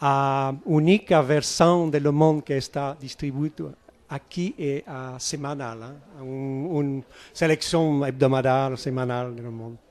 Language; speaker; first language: Portuguese; non-native, learner; French